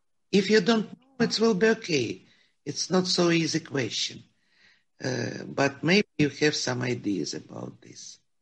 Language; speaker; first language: English; non-native, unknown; Ukrainian